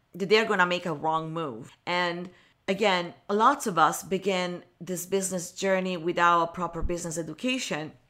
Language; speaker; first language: English; non-native, fluent; Italian